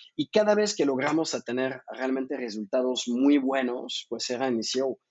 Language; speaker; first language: Spanish; non-native, fluent; French